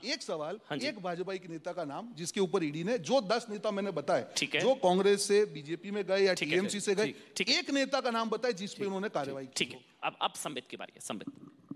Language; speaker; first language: Hindi; non-native, local second language; Gujarati